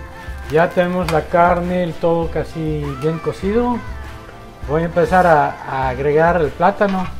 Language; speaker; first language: Spanish; non-native, fluent; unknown